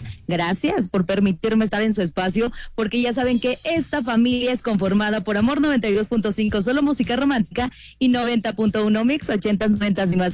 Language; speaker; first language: Spanish; native; Spanish